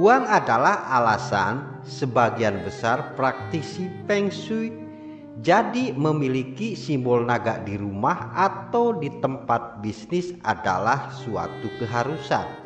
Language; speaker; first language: Indonesian; native; Indonesian